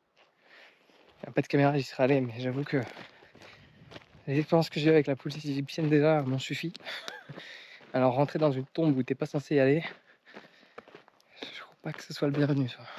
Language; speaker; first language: French; native; French